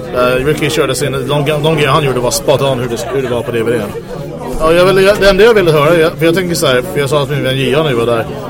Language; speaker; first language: Swedish; non-native, fluent; English